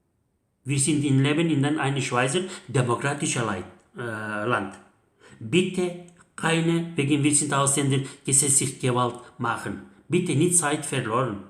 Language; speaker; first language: German; non-native, learner; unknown